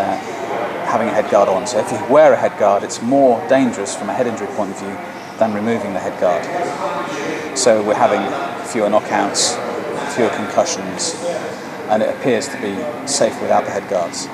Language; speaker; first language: English; native; English